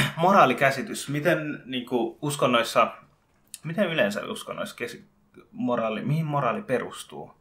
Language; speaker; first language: Finnish; early bilingual, other home language; Bangla